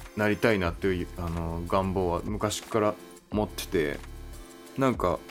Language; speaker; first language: Japanese; native; Japanese